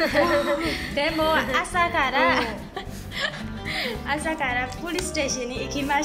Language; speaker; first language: Japanese; non-native, learner; Burmese